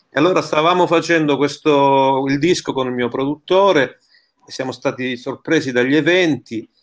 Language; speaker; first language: Italian; early bilingual, heritage; Italian